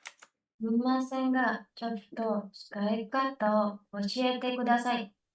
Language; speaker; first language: Japanese; non-native, learner; Indonesian